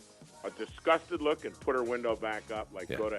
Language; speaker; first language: English; native; English